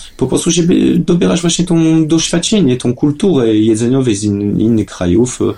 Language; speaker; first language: Polish; non-native, fluent; French